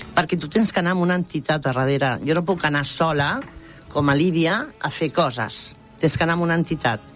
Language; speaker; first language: Catalan; non-native, local second language; Spanish